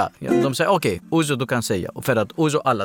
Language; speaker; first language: Swedish; non-native, learner; Greek